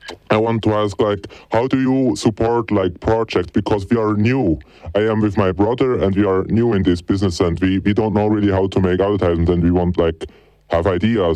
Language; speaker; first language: English; non-native, fluent; German